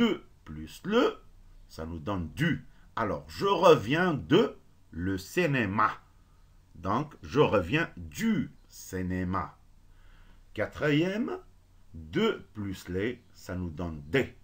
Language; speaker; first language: French; non-native, local second language; Arabic